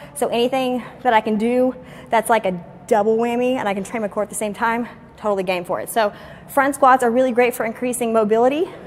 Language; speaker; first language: English; native; English